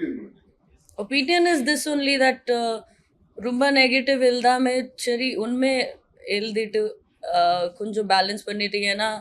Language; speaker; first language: Tamil; non-native, fluent; Hindi